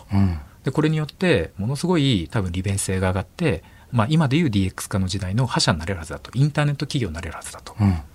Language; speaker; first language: Japanese; native; Japanese